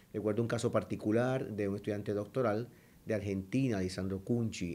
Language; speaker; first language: Spanish; native; Spanish